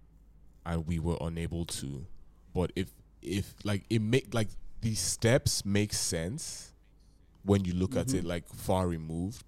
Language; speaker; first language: English; non-native, local second language; Yoruba